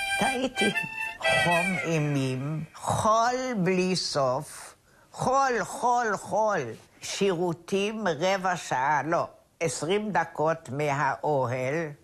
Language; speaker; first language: Hebrew; non-native, fluent; German